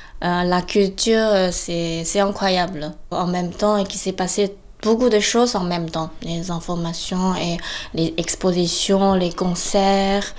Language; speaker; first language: French; non-native, fluent; Chinese